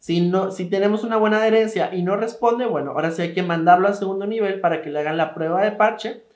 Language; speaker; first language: Spanish; native; Spanish